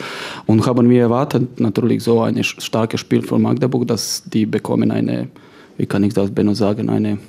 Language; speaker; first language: German; non-native, fluent; Croatian